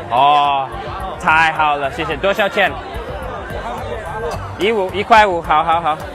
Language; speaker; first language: Chinese; non-native, learner; English